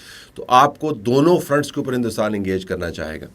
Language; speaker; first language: Urdu; native; Urdu